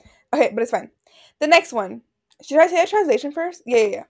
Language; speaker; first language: English; early bilingual, other home language; Spanish